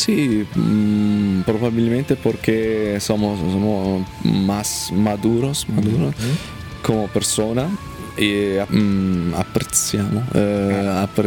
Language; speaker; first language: Spanish; non-native, learner; Italian